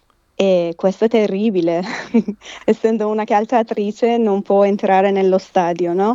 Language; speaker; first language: Italian; non-native, fluent; Persian